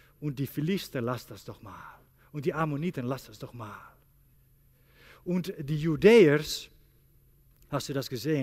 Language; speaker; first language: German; non-native, learner; Dutch